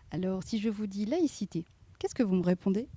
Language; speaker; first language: French; native; French